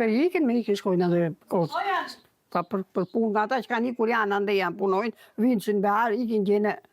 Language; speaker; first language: Albanian; native; Albanian